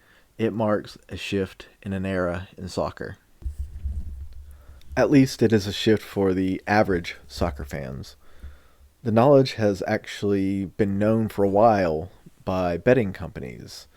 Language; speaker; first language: English; native; English